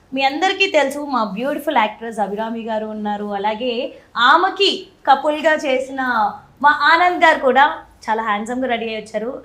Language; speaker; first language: Telugu; native; Telugu